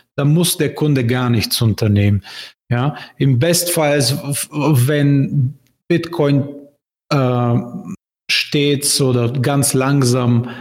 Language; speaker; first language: German; non-native, fluent; Bulgarian